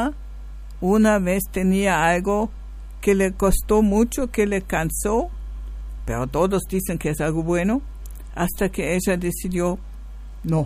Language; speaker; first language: Spanish; native; Spanish